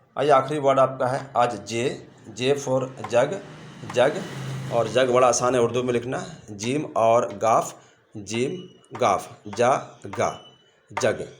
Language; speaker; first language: Urdu; native; Urdu